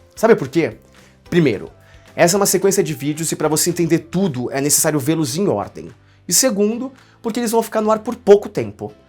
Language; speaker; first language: Portuguese; native; Portuguese